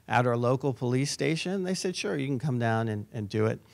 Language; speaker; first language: English; native; English